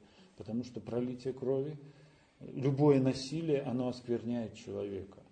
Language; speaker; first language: Russian; native; Russian